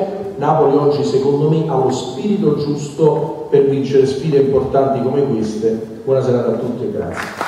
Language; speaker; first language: Italian; native; Italian